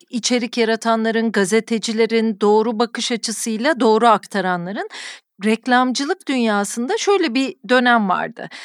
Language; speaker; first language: Turkish; native; Turkish